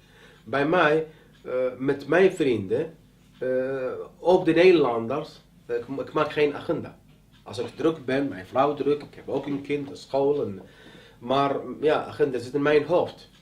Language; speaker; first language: Dutch; non-native, learner; Arabic